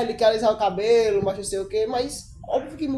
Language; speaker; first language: Portuguese; native; Portuguese